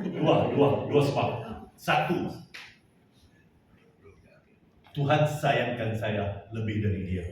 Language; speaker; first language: Indonesian; non-native, fluent; Tamil